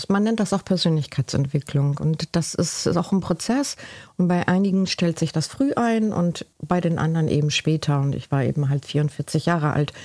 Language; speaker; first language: German; early bilingual, other home language; Spanish